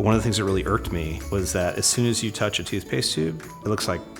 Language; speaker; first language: English; native; English